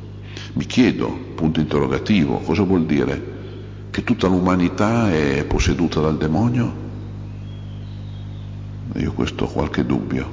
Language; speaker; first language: Italian; native; Italian